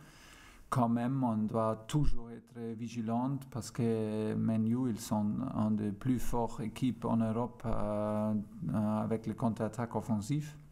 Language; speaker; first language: French; non-native, fluent; German